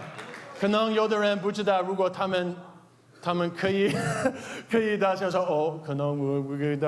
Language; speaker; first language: Chinese; non-native, learner; English